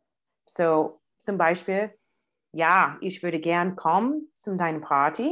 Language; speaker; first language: German; non-native, fluent; English